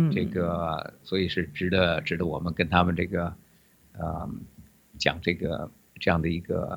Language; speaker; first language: Chinese; native; Chinese